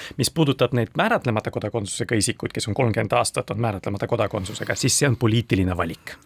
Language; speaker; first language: Estonian; non-native, local second language; Russian